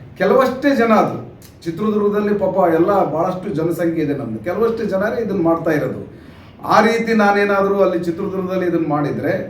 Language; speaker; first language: Kannada; non-native, local second language; Urdu